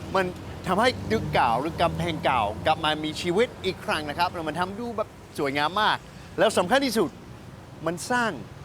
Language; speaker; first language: Thai; non-native, fluent; English